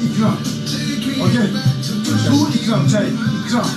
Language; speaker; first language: Turkish; native; Turkish